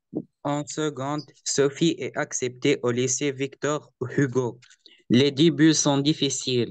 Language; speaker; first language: French; non-native, learner; Arabic